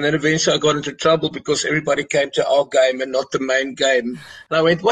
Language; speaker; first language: English; non-native, local second language; Afrikaans